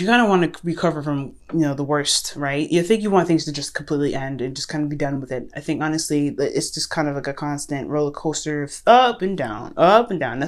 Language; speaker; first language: English; native; English